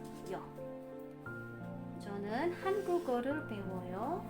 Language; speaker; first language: Korean; non-native, fluent; Indonesian